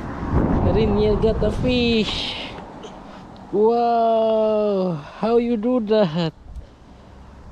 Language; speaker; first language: English; non-native, local second language; Filipino